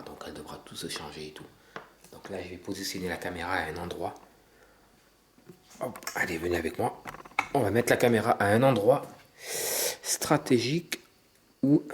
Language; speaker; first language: French; native; French